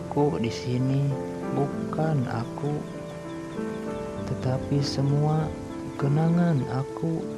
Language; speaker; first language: Indonesian; non-native, local second language; Sundanese